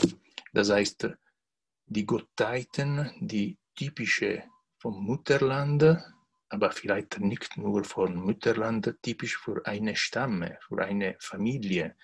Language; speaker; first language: German; non-native, learner; Italian